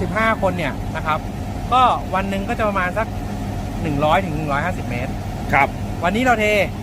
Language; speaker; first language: Thai; native; Thai